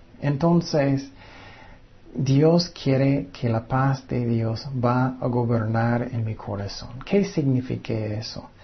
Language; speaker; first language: Spanish; non-native, fluent; English